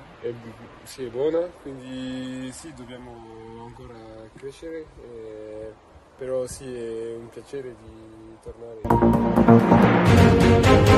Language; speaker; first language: Italian; non-native, learner; French